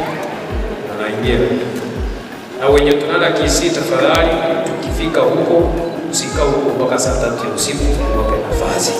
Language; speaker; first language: Swahili; non-native, local second language; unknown